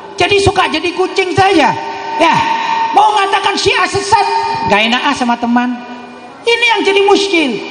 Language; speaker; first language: Indonesian; native; Indonesian